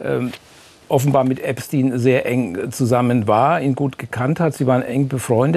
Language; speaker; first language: German; native; German